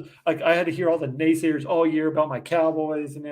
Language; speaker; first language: English; native; English